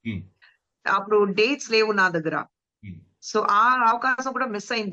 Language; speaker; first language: Telugu; non-native, local second language; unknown